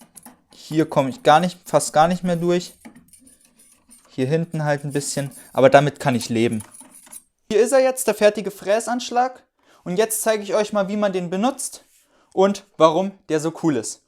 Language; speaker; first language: German; native; German